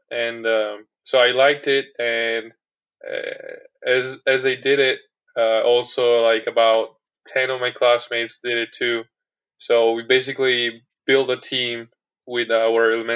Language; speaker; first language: English; non-native, fluent; Italian